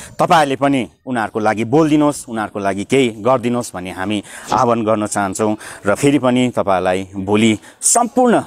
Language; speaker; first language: Nepali; native; Nepali